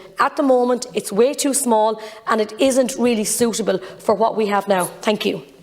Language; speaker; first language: English; native; English